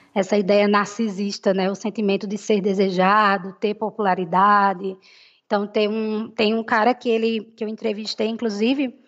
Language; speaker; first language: Portuguese; native; Portuguese